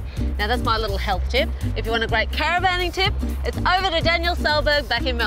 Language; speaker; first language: English; native; English